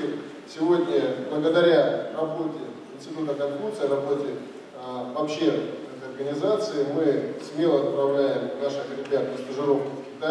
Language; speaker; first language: Russian; native; Russian